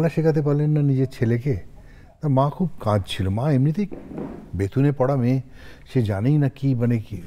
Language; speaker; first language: Bangla; native; Bangla